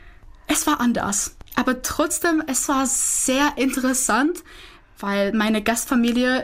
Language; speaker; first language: German; non-native, fluent; Czech